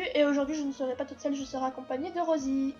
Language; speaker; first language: French; native; French